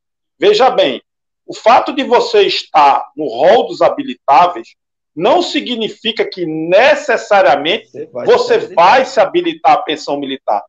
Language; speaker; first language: Portuguese; native; Portuguese